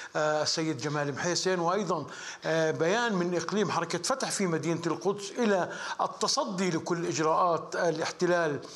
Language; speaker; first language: Arabic; native; Arabic